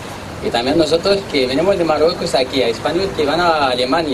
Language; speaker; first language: Spanish; non-native, learner; Arabic